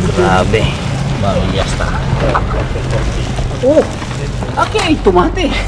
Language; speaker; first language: Spanish; non-native, learner; Filipino